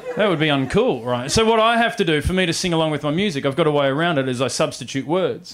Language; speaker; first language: English; native; English